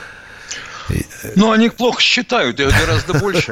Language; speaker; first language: Russian; native; Russian